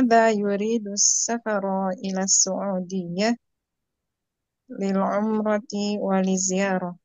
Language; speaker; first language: Arabic; non-native, learner; Indonesian